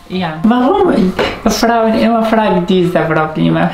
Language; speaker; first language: German; non-native, learner; Arabic